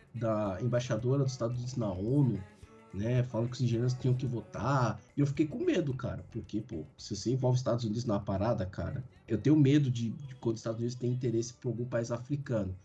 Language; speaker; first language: Portuguese; non-native, fluent; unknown